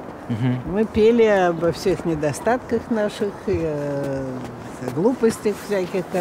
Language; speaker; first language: Russian; native; Russian